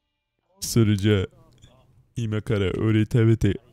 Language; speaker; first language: Japanese; non-native, learner; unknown